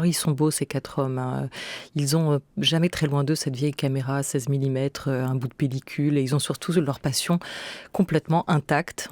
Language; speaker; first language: French; native; French